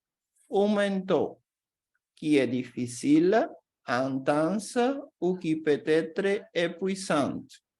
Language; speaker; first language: French; non-native, fluent; Portuguese